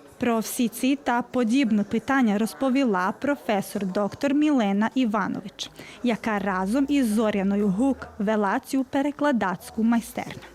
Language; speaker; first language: Ukrainian; early bilingual, heritage; Ukrainian